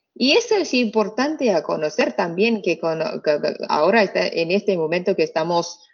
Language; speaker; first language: Spanish; non-native, fluent; Arabic